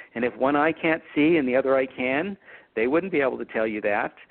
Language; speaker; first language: English; native; English